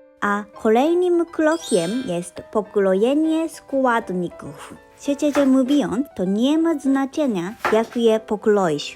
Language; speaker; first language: Polish; non-native, learner; Japanese